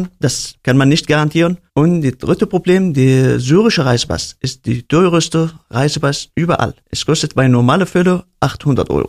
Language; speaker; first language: German; non-native, learner; Arabic